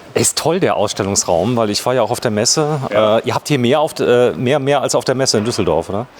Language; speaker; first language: German; native; German